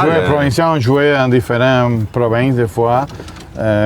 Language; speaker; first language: French; non-native, fluent; Spanish